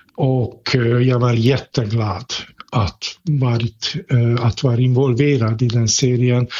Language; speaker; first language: Swedish; non-native, fluent; Hungarian